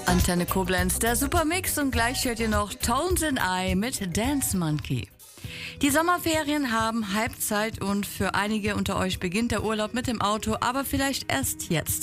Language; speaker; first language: German; native; German